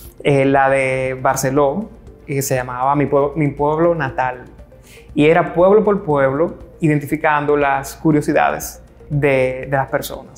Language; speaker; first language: Spanish; native; Spanish